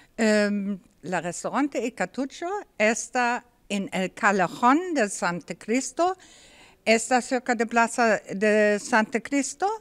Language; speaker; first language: Spanish; non-native, learner; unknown